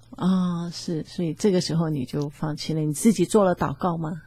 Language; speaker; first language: Chinese; native; Chinese